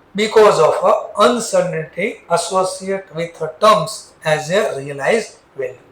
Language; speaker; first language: English; non-native, local second language; Gujarati